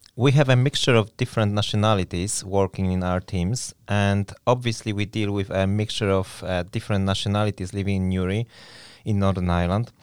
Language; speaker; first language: English; non-native, fluent; Polish